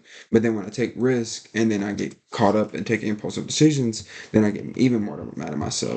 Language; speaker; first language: English; native; English